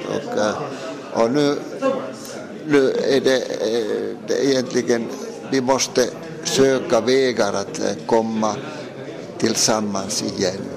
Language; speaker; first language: Swedish; non-native, local second language; Finnish